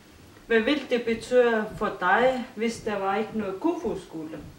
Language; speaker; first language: Danish; non-native, local second language; Kalaallisut